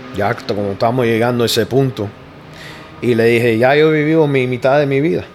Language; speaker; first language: Spanish; early bilingual, heritage; Spanish